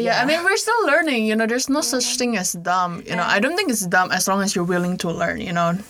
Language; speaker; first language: English; non-native, fluent; Indonesian